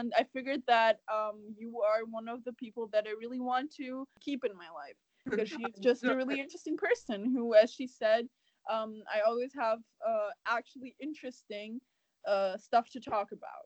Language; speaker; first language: English; non-native, fluent; German